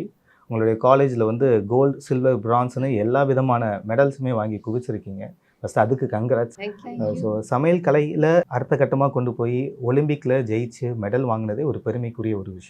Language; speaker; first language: Tamil; native; Tamil